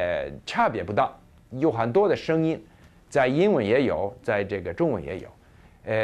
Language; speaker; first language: Chinese; non-native, fluent; English